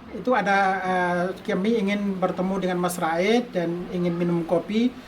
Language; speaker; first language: Indonesian; native; Indonesian